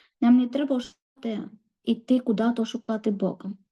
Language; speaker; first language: Ukrainian; non-native, learner; Malayalam